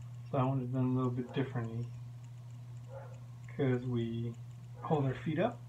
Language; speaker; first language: English; early bilingual, other home language; Spanish